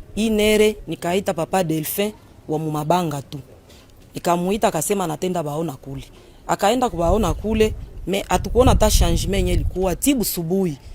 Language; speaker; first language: Swahili; native; Swahili